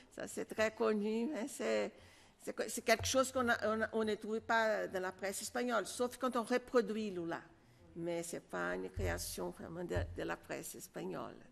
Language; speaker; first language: French; non-native, fluent; Portuguese